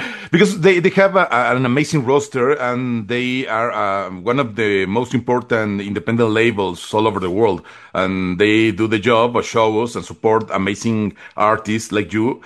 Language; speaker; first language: English; non-native, fluent; Spanish